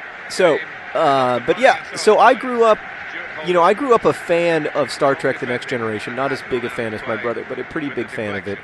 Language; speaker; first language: English; native; English